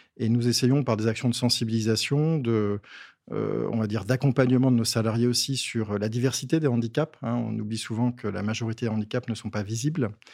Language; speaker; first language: French; native; French